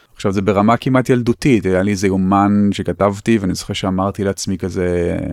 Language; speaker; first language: Hebrew; native; Hebrew